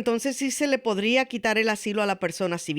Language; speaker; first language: Spanish; native; Spanish